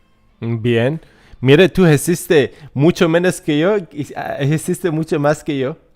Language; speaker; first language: Spanish; non-native, fluent; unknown